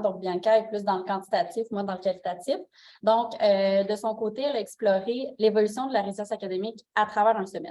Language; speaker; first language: French; native; French